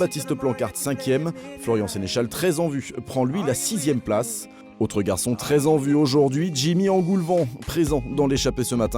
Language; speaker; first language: French; native; French